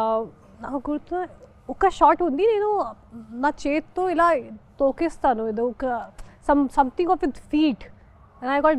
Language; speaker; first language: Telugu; non-native, fluent; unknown